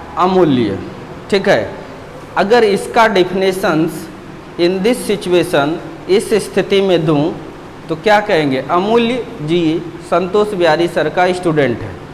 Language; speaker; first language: Hindi; native; Hindi